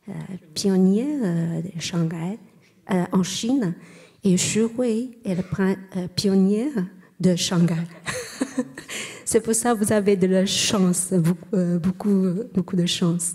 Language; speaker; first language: French; non-native, learner; Chinese